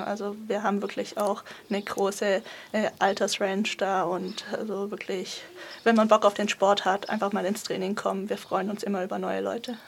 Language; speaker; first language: German; native; German